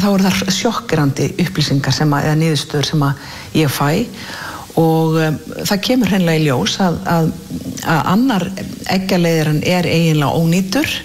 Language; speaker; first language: Icelandic; native; Icelandic